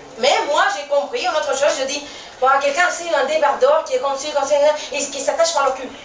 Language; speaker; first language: French; non-native, fluent; Spanish